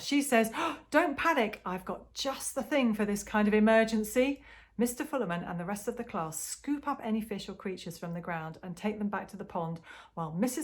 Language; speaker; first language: English; native; English